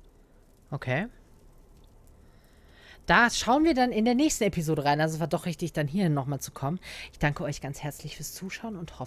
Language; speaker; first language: German; native; German